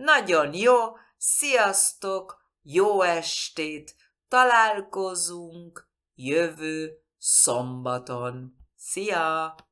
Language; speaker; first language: Hungarian; non-native, learner; Spanish